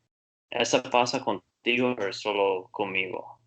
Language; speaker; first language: Spanish; non-native, learner; Portuguese